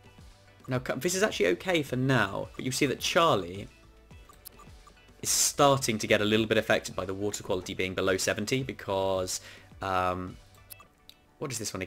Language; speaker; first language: English; native; English